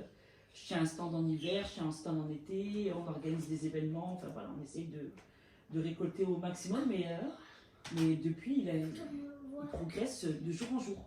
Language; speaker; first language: French; native; French